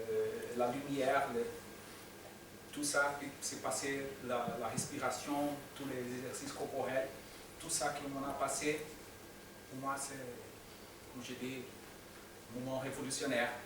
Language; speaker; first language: French; non-native, fluent; Portuguese